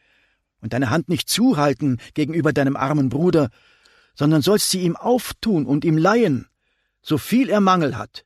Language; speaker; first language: German; native; German